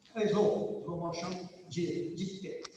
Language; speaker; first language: English; non-native, learner; Italian